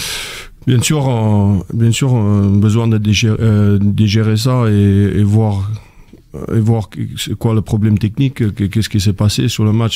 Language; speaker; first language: French; non-native, fluent; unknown